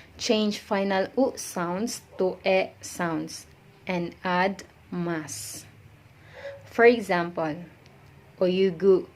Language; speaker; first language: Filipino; native; Filipino